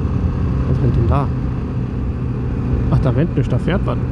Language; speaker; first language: German; native; German